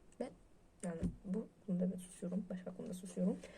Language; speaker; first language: Turkish; non-native, learner; Russian